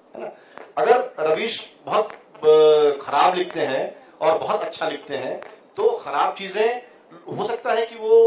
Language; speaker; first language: Hindi; native; Hindi